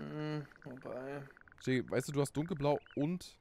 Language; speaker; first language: German; native; German